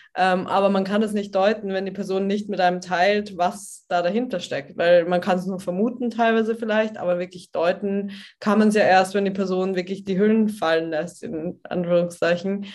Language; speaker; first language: German; native; German